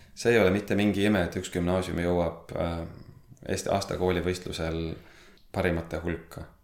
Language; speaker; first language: Estonian; native; Estonian